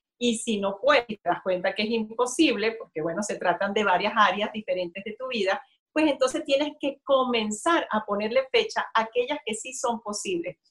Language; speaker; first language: Spanish; native; Spanish